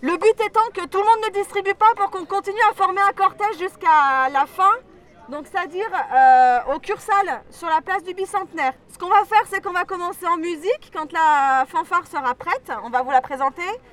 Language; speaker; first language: French; native; French